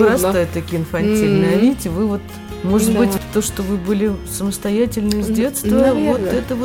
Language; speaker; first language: Russian; native; Russian